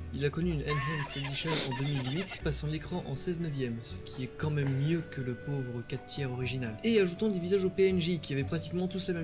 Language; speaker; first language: French; native; French